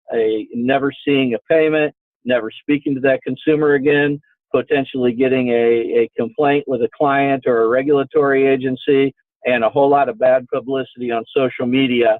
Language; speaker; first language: English; native; English